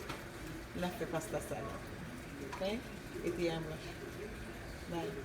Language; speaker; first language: French; non-native, local second language; Haitian Creole